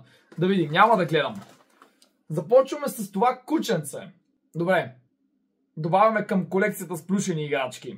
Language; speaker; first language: Bulgarian; native; Bulgarian